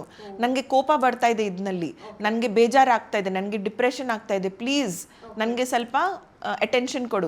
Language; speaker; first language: Kannada; non-native, local second language; Hindi